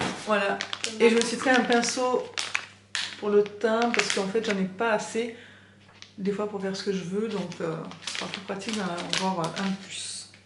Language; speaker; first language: French; native; French